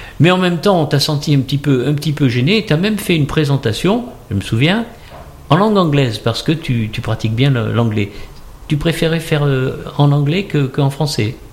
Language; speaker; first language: French; native; French